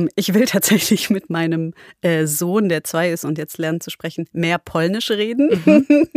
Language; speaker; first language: German; early bilingual, other home language; Polish